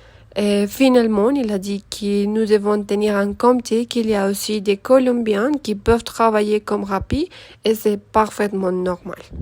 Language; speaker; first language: French; non-native, learner; Spanish